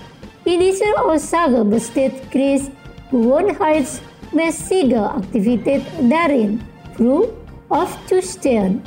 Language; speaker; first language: German; non-native, local second language; Indonesian